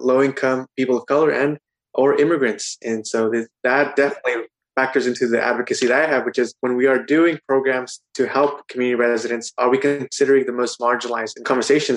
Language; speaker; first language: English; native; English